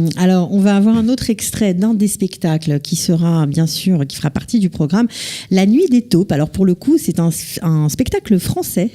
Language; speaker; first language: French; native; French